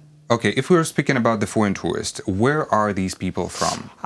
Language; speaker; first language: English; non-native, fluent; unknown